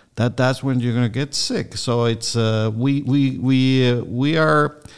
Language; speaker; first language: English; non-native, fluent; Spanish